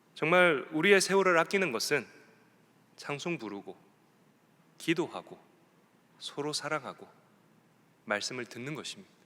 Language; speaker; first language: Korean; native; Korean